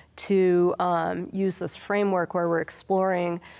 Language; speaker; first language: English; native; English